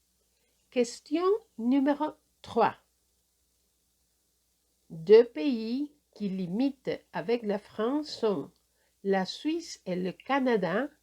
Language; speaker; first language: French; non-native, fluent; Spanish